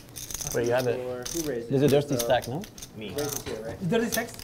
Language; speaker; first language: English; non-native, learner; Japanese